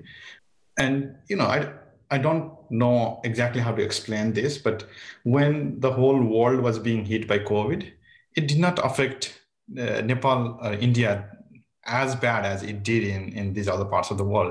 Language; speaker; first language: English; non-native, local second language; Nepali